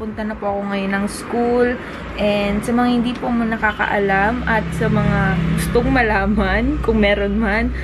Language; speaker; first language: Filipino; non-native, local second language; Bikol